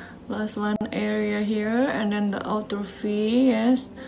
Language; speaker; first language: English; non-native, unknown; Indonesian